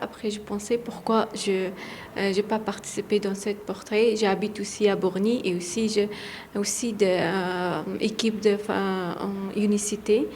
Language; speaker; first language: French; non-native, learner; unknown